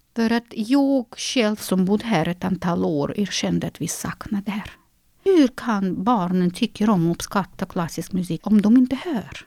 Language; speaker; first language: Swedish; non-native, fluent; Russian